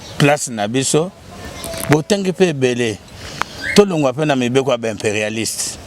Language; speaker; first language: Lingala; non-native, local second language; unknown